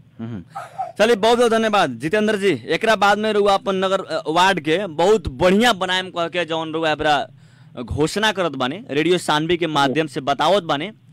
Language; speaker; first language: Bhojpuri; native; Bhojpuri